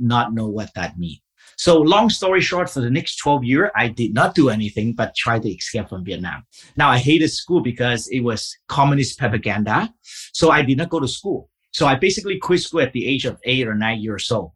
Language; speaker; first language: English; non-native, fluent; Vietnamese